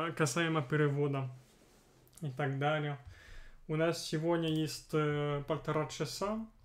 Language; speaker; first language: Russian; non-native, fluent; French